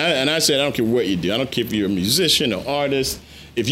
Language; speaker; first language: English; native; English